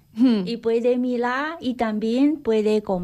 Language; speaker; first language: Spanish; non-native, learner; Chinese